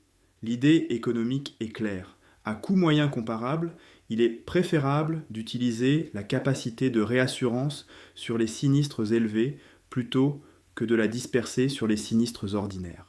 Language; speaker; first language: French; native; French